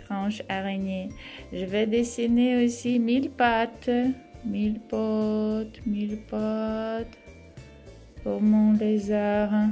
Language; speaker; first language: French; non-native, fluent; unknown